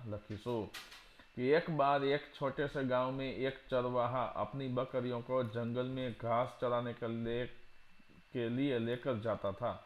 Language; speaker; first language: Hindi; non-native, local second language; Gujarati